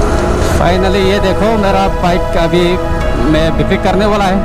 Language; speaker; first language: Hindi; non-native, local second language; Mizo